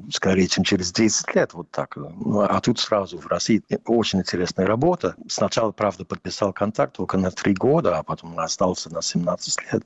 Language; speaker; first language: Russian; non-native, fluent; English